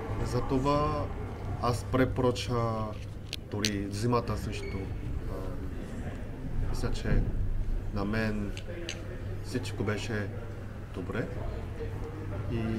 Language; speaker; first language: Bulgarian; non-native, learner; Korean